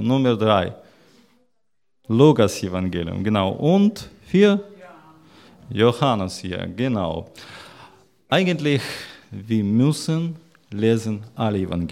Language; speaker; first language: German; non-native, learner; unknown